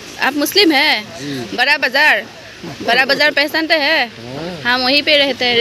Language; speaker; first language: Hindi; non-native, local second language; Assamese